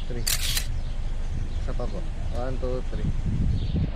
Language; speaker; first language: Filipino; native; Filipino